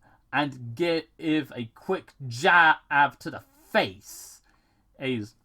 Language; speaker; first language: English; native; English